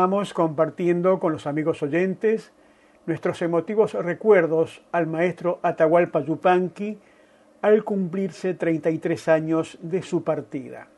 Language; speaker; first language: Spanish; native; Spanish